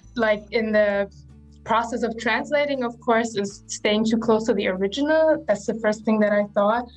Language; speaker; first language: English; non-native, fluent; German